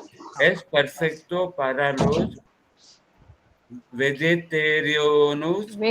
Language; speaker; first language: Spanish; non-native, learner; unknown